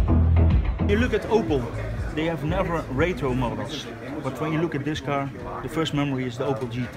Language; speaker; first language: English; non-native, fluent; Dutch